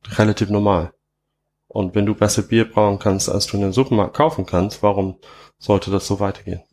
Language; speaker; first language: German; non-native, fluent; English